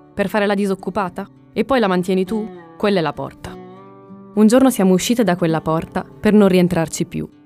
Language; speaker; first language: Italian; early bilingual, other home language; Spanish